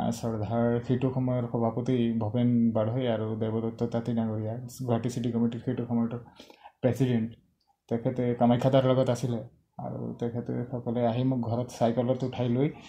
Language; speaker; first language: Assamese; non-native, local second language; Sadri